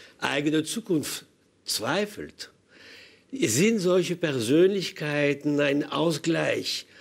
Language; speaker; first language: German; non-native, fluent; French